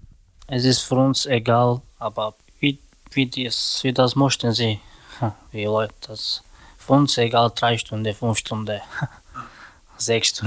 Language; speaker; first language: German; non-native, learner; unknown